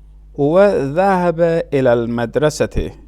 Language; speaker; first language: Arabic; non-native, learner; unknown